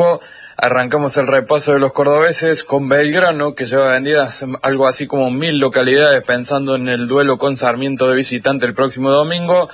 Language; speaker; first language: Spanish; native; Spanish